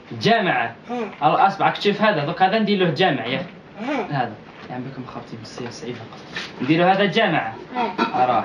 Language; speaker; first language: Arabic; native; Arabic